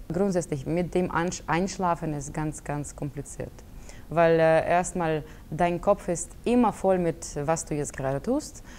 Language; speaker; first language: German; non-native, fluent; Russian